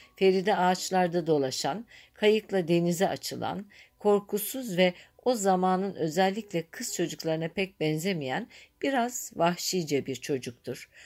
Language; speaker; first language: Turkish; native; Turkish